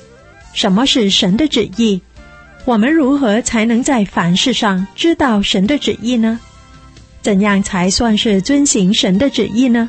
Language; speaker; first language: Chinese; native; Chinese